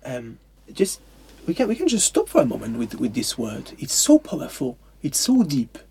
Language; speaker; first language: English; non-native, fluent; French